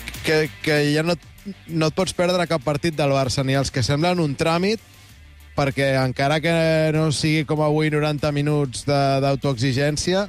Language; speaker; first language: Catalan; native; Catalan